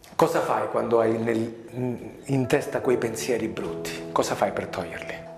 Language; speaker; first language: Italian; native; Italian